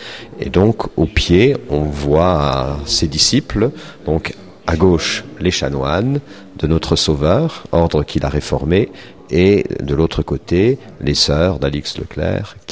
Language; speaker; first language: French; native; French